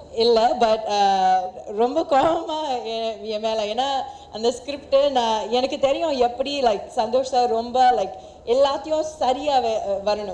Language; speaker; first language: Tamil; early bilingual, heritage; Tamil